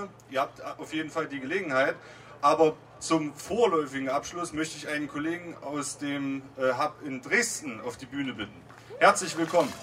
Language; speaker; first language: German; native; German